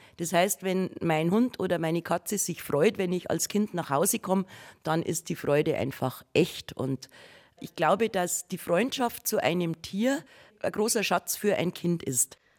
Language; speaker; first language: German; native; German